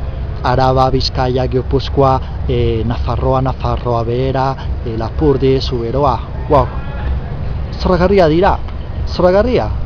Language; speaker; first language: Basque; non-native, learner; Spanish